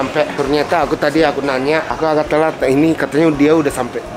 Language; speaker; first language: Indonesian; non-native, fluent; Japanese